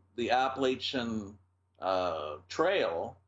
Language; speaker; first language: English; native; English